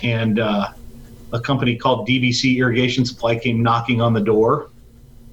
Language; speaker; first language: English; native; English